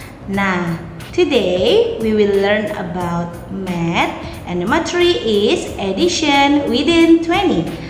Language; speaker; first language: English; non-native, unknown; Indonesian